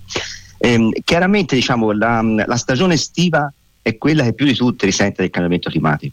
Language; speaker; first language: Italian; native; Italian